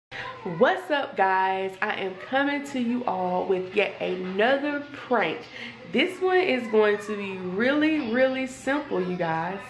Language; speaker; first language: English; native; English